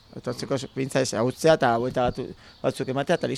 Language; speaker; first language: Basque; native; Basque